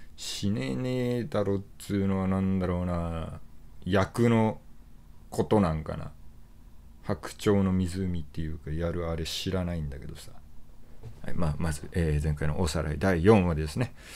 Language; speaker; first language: Japanese; native; Japanese